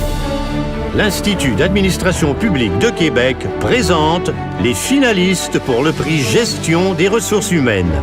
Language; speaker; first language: French; native; French